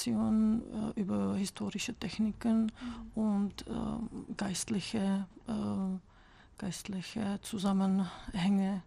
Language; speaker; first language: German; non-native, fluent; Czech